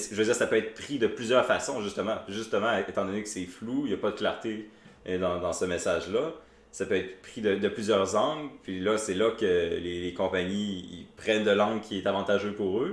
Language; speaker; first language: French; native; French